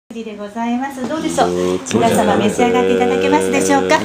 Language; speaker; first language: Japanese; native; Japanese